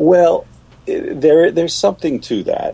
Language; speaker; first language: English; native; English